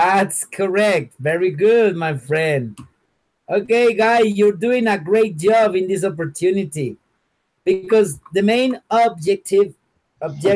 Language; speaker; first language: English; non-native, fluent; Spanish